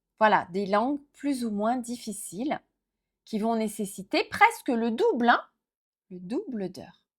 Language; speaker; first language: French; native; French